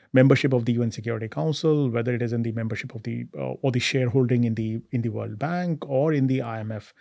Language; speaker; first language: English; non-native, local second language; Hindi